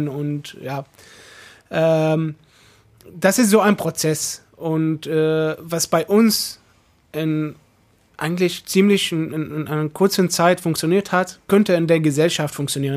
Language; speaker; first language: German; non-native, fluent; Arabic